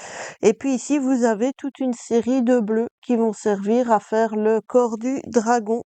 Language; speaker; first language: French; native; French